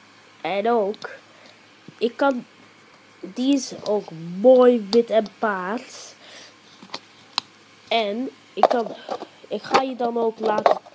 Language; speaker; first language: Dutch; early bilingual, heritage; Dutch